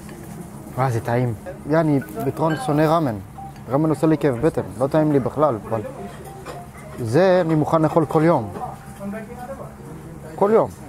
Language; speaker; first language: Hebrew; non-native, fluent; Japanese